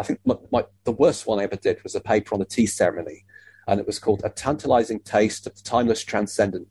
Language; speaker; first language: English; native; English